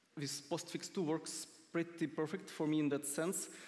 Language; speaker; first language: English; non-native, fluent; Russian